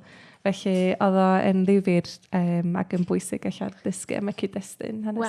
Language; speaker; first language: Welsh; native; Welsh